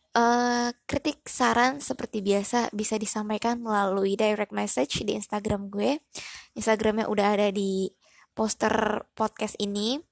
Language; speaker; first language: Indonesian; native; Indonesian